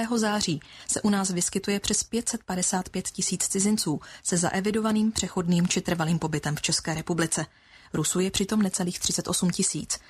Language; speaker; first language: Czech; native; Czech